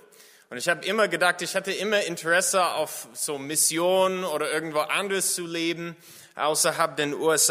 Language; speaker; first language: German; non-native, fluent; English